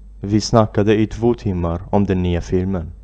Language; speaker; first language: Swedish; non-native, fluent; Arabic